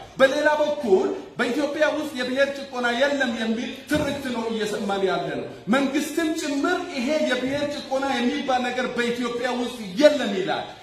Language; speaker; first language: Amharic; non-native, local second language; Wolaytta